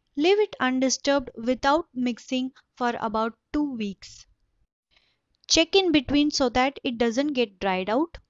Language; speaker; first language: English; non-native, local second language; Tamil